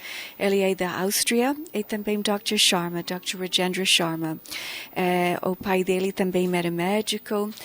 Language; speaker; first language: Portuguese; non-native, fluent; English